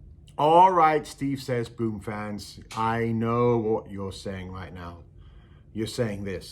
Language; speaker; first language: English; native; English